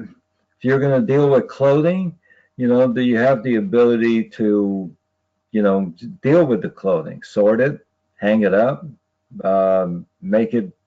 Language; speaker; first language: English; native; English